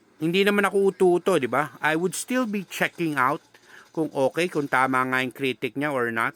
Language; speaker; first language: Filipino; non-native, local second language; Hiligaynon